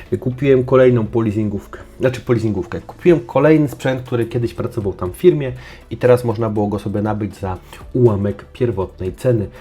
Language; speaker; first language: Polish; native; Polish